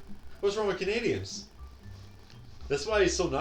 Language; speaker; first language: English; native; English